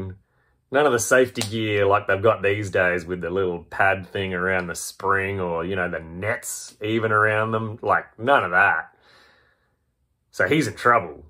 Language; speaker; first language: English; native; English